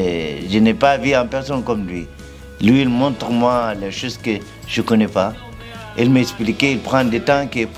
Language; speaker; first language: French; non-native, learner; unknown